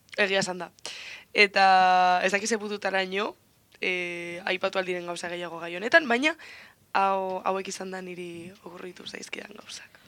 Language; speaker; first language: Basque; non-native, local second language; Spanish